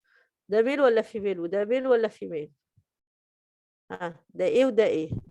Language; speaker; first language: Arabic; native; Arabic